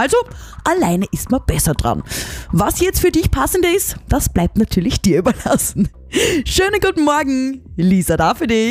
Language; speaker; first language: German; native; German